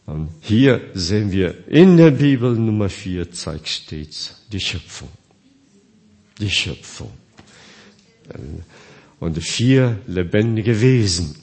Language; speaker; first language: German; non-native, fluent; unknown